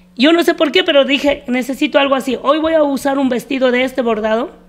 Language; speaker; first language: Spanish; native; Spanish